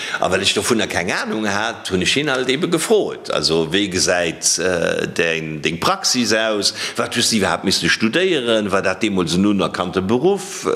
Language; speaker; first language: Luxembourgish; native; Luxembourgish